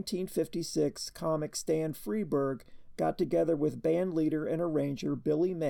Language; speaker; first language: English; native; English